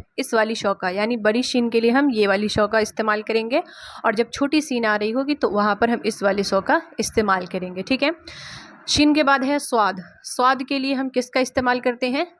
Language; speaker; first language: Hindi; native; Hindi